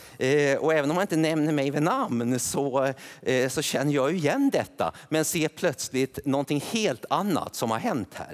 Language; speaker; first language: Swedish; native; Swedish